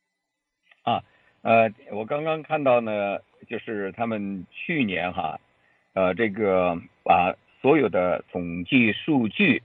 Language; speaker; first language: Chinese; native; Chinese